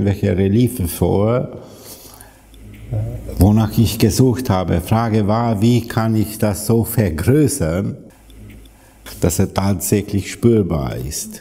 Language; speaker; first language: German; non-native, fluent; Hungarian